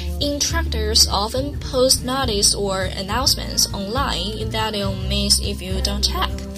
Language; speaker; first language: English; non-native, fluent; Chinese